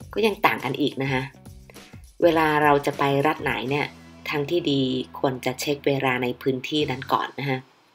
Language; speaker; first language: Thai; native; Thai